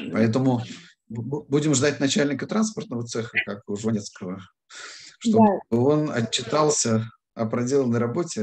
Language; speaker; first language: Russian; native; Russian